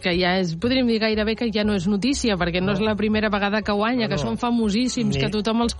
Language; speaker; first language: Catalan; native; Catalan